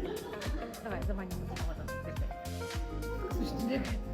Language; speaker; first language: Russian; native; Russian